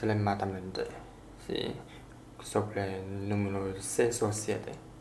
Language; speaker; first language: Spanish; non-native, learner; Chinese